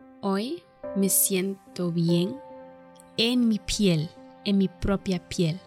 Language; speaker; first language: Spanish; non-native, fluent; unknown